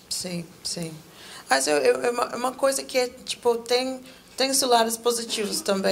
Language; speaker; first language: Portuguese; non-native, fluent; English